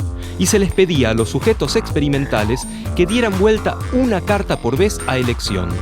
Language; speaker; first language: Spanish; native; Spanish